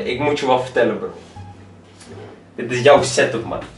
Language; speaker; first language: Dutch; native; Dutch